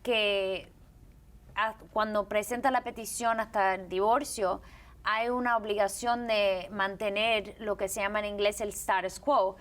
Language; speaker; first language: Spanish; early bilingual, heritage; Spanish